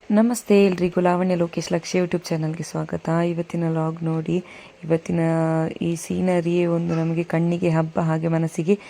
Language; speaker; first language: Kannada; non-native, local second language; Tulu